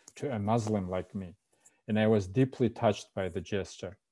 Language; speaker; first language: English; non-native, fluent; Russian